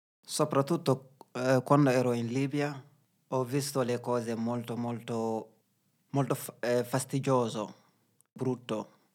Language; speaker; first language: Italian; non-native, learner; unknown